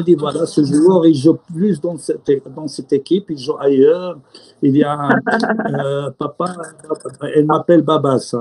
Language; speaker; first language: French; non-native, local second language; Arabic